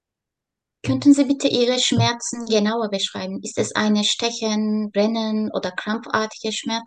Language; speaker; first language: German; non-native, learner; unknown